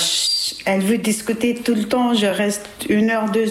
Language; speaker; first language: French; non-native, learner; Albanian